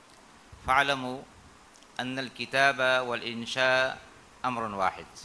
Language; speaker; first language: Arabic; non-native, fluent; Urdu